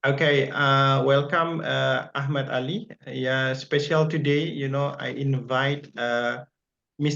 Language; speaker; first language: English; non-native, fluent; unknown